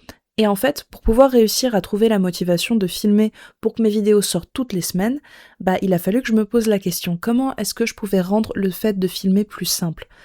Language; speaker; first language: French; native; French